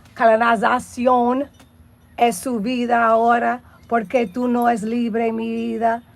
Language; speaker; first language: Spanish; non-native, learner; English